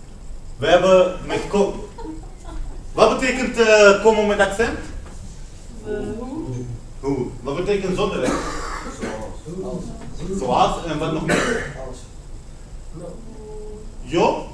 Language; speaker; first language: Dutch; non-native, fluent; Spanish